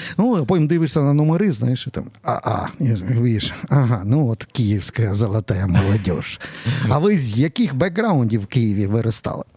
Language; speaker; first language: Ukrainian; native; Ukrainian